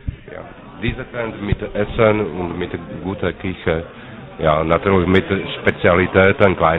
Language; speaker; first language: German; non-native, learner; Czech